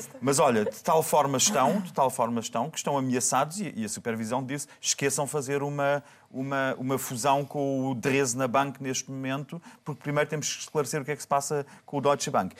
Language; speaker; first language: Portuguese; native; Portuguese